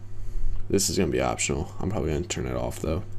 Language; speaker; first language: English; native; English